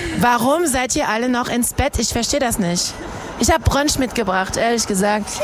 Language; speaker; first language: German; non-native, fluent; French